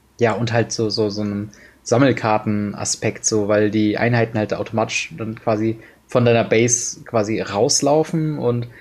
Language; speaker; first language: German; native; German